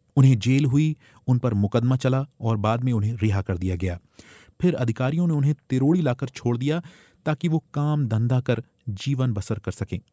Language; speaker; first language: Hindi; native; Hindi